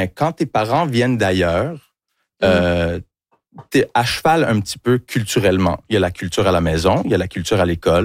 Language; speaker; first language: French; early bilingual, other home language; English